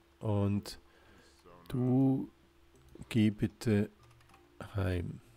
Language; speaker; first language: German; native; German